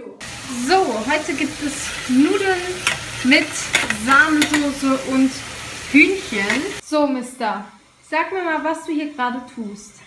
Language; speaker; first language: German; native; German